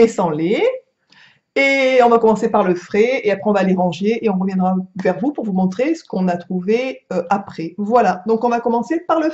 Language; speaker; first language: French; native; French